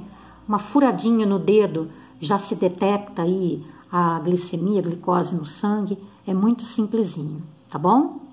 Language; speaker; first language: Portuguese; native; Portuguese